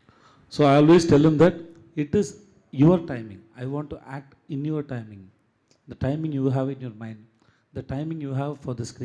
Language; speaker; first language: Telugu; non-native, learner; Tamil